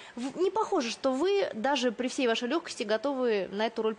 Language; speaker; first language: Russian; native; Russian